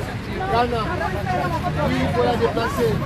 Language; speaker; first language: French; non-native, fluent; Khmer